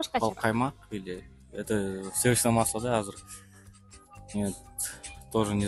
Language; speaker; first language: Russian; non-native, local second language; Kyrgyz